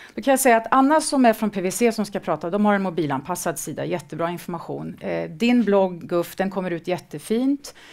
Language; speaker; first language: Swedish; native; Swedish